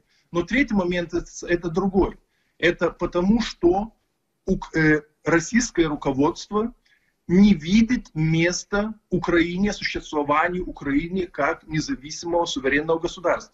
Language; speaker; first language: Russian; non-native, fluent; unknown